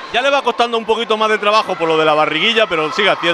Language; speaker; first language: Spanish; native; Spanish